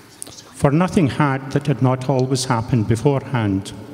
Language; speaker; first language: English; native; English